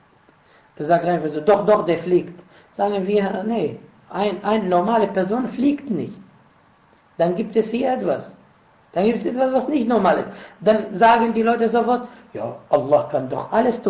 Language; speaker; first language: German; non-native, fluent; Arabic